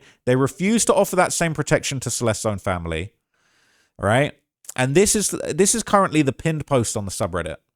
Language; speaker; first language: English; native; English